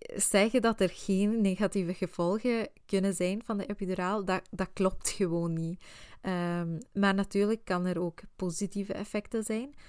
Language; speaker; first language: Dutch; non-native, fluent; Swedish